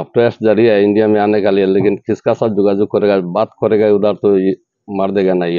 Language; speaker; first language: Hindi; non-native, learner; Bangla